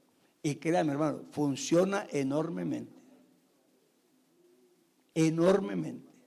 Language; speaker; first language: Spanish; native; Spanish